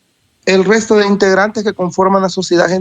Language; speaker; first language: Spanish; native; Spanish